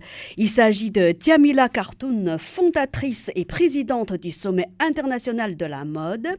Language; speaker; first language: French; native; French